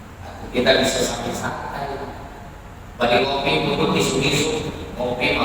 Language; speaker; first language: Indonesian; non-native, local second language; Sundanese